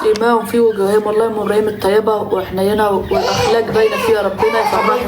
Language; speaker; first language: Arabic; native; Arabic